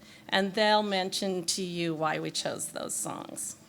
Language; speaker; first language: English; native; English